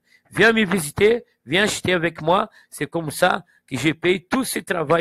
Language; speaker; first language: French; non-native, fluent; Portuguese